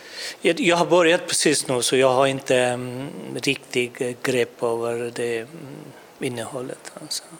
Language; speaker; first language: Swedish; non-native, fluent; Urdu